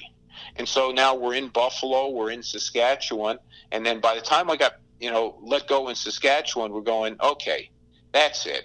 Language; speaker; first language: English; native; English